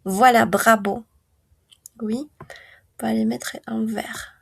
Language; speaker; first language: French; non-native, fluent; Spanish